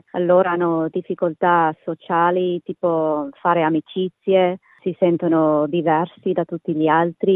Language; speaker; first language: Italian; native; Italian